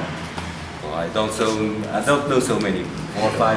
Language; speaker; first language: English; non-native, fluent; Arabic